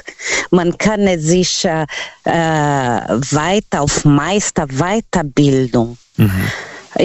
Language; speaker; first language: German; non-native, learner; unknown